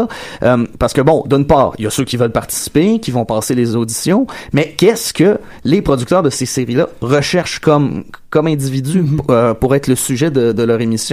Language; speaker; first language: French; native; French